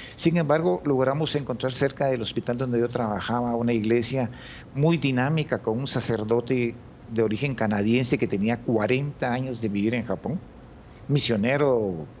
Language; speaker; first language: Spanish; native; Spanish